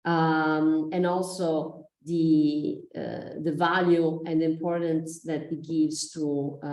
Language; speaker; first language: English; non-native, fluent; Italian